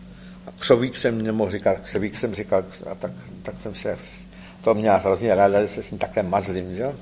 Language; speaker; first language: Czech; native; Czech